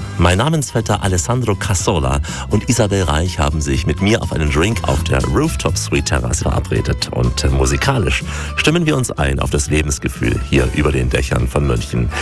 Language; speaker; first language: German; native; German